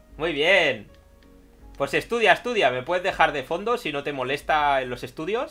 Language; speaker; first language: Spanish; native; Spanish